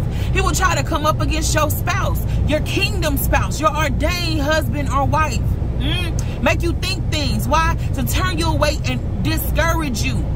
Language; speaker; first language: English; native; English